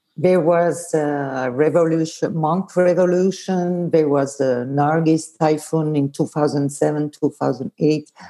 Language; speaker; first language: English; non-native, fluent; Swiss German